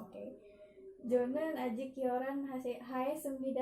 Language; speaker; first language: Korean; non-native, learner; Indonesian